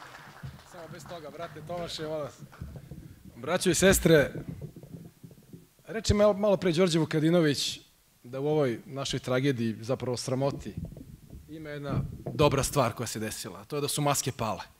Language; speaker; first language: Croatian; native; Croatian